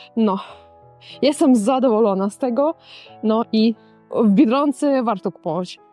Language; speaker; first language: Polish; non-native, fluent; Kazakh